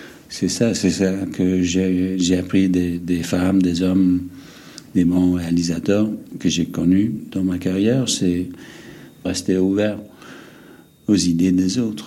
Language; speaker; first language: French; non-native, fluent; English